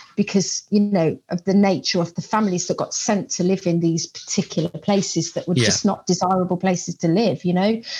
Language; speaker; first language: English; native; English